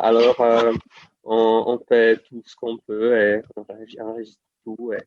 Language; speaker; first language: French; non-native, fluent; Czech